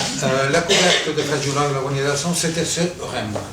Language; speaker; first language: French; non-native, fluent; Catalan